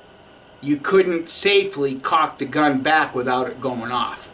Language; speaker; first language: English; native; English